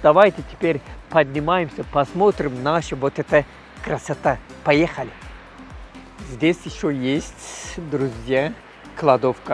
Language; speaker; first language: Russian; non-native, learner; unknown